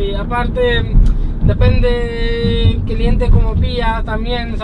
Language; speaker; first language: Spanish; non-native, learner; Urdu